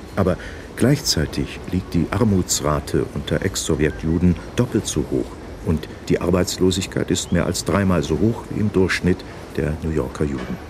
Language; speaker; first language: German; native; German